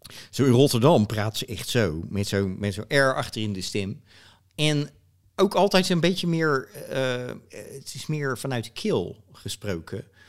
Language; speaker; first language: Dutch; native; Dutch